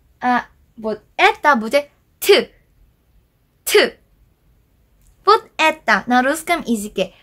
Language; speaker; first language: Russian; non-native, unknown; Korean